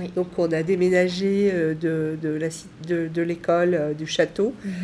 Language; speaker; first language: French; native; French